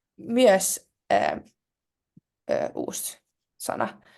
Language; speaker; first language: Finnish; non-native, local second language; Swedish